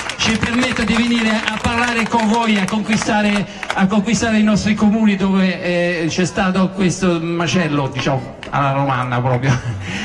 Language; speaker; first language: Italian; non-native, fluent; French